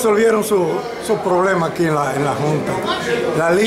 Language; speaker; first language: Spanish; native; Spanish